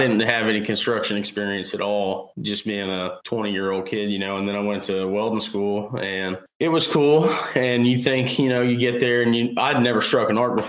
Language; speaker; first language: English; native; English